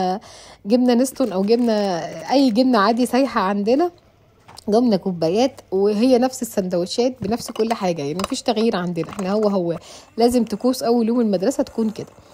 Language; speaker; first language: Arabic; native; Arabic